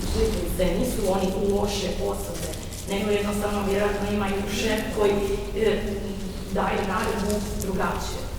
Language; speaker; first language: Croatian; non-native, fluent; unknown